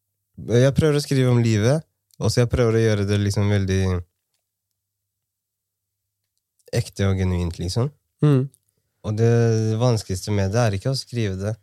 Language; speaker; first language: Norwegian; early bilingual, other home language; Somali